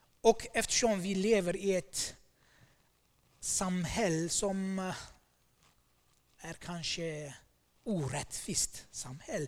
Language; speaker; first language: Swedish; non-native, fluent; Armenian